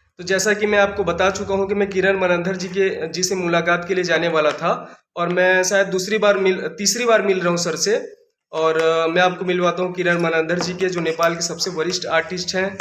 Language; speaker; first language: Hindi; native; Hindi